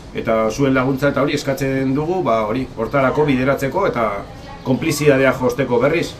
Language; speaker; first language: Basque; non-native, local second language; Spanish